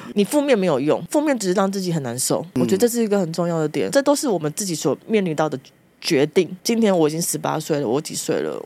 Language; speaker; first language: Chinese; native; Chinese